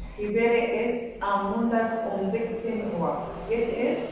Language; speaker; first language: German; non-native, learner; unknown